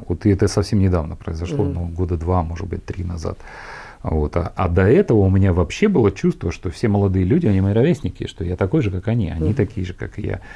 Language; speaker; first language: Russian; native; Russian